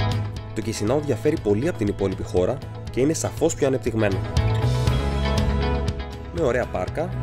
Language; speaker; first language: Greek; native; Greek